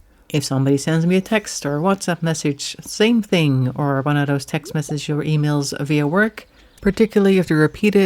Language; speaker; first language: English; non-native, fluent; Dutch